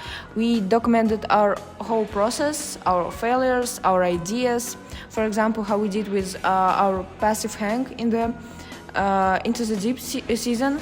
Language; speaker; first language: English; non-native, fluent; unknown